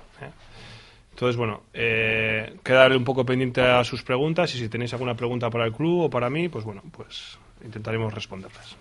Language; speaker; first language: Spanish; native; Spanish